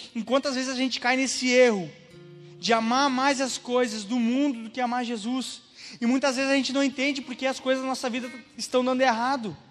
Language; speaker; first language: Portuguese; native; Portuguese